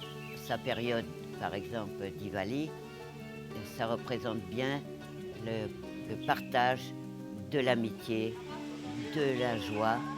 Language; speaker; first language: French; non-native, local second language; Morisyen